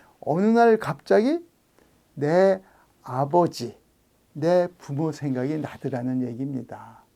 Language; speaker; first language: Korean; native; Korean